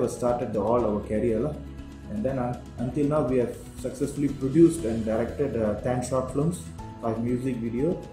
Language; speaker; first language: English; non-native, local second language; Tamil